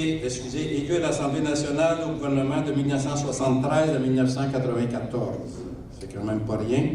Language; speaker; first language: French; native; French